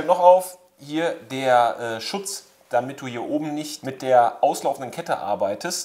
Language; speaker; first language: German; native; German